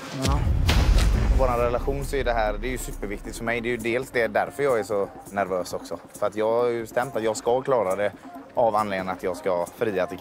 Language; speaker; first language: Swedish; native; Swedish